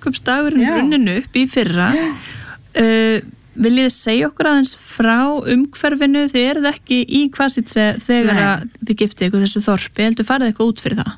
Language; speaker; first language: Icelandic; native; Icelandic